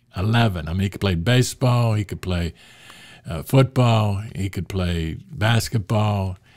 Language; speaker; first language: English; native; English